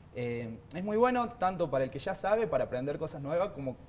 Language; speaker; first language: Spanish; native; Spanish